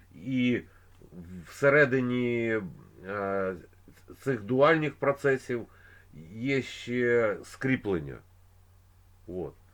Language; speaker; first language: Ukrainian; non-native, local second language; Russian